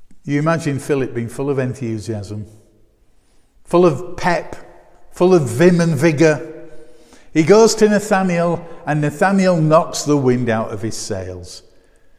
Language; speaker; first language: English; native; English